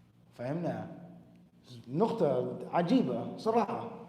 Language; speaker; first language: Arabic; non-native, fluent; English